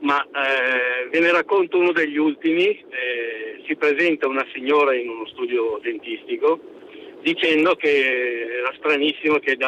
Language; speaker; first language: Italian; native; Italian